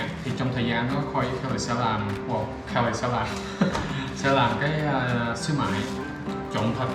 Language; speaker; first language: Vietnamese; early bilingual, heritage; Vietnamese